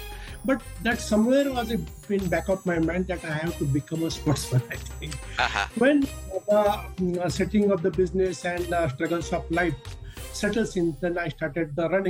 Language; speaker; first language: English; non-native, local second language; Marathi